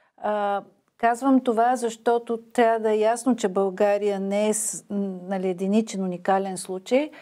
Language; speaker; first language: Bulgarian; native; Bulgarian